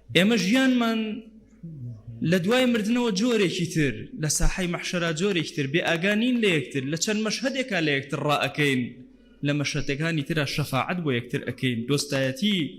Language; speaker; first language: Central Kurdish; non-native, local second language; Gurani